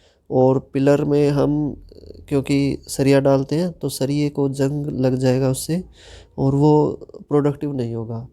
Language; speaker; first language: Hindi; native; Hindi